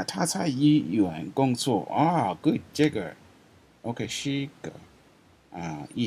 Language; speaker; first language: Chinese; non-native, learner; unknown